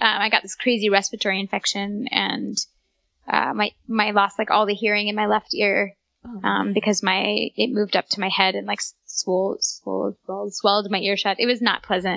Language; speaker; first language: English; native; English